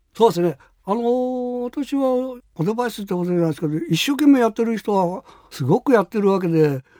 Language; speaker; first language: Japanese; native; Japanese